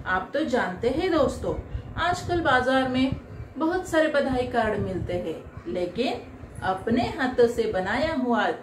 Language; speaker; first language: Hindi; non-native, local second language; Marathi